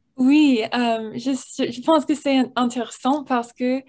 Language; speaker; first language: French; non-native, learner; English